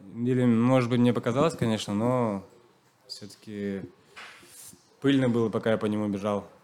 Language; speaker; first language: Russian; non-native, local second language; Chuvash